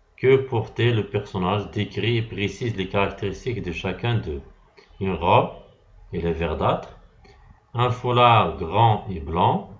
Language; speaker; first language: French; non-native, local second language; Arabic